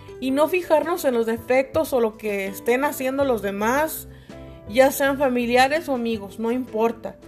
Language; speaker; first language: Spanish; native; Spanish